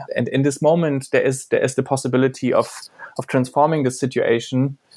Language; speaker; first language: English; non-native, fluent; German